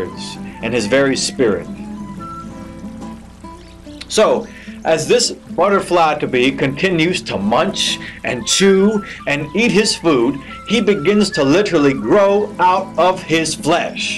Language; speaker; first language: English; native; English